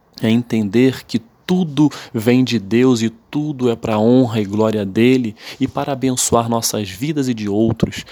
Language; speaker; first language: Portuguese; native; Portuguese